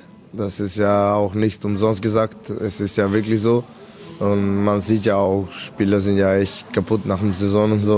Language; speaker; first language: German; non-native, fluent; Serbian